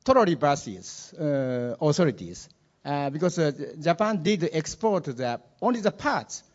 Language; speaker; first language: English; non-native, learner; Japanese